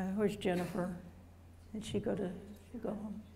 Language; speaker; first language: English; native; English